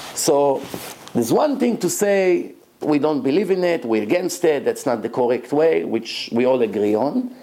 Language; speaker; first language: English; non-native, fluent; Hebrew